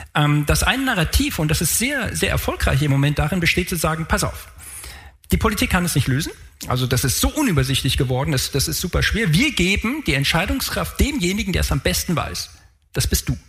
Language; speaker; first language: German; native; German